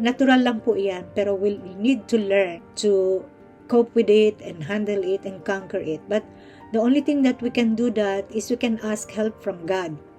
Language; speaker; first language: English; non-native, local second language; Filipino